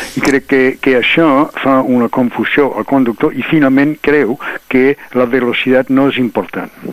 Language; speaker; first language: Catalan; non-native, local second language; Spanish